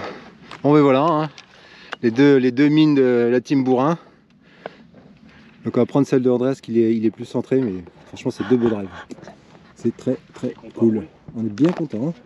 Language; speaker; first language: French; native; French